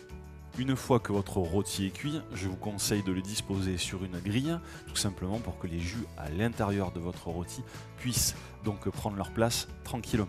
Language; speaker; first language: French; native; French